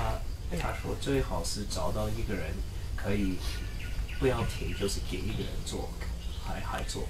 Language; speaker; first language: Chinese; non-native, learner; English